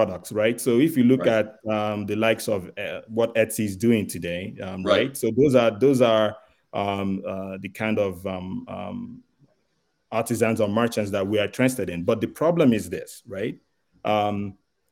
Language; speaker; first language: English; non-native, local second language; Igbo